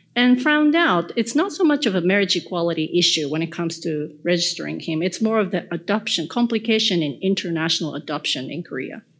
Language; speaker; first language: English; early bilingual, other home language; Korean